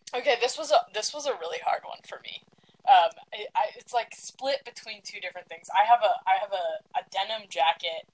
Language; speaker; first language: English; early bilingual, other home language; Greek